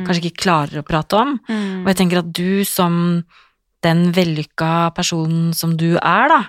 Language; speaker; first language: Norwegian; native; Norwegian